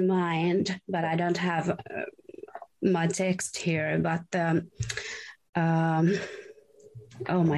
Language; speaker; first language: English; non-native, fluent; Finnish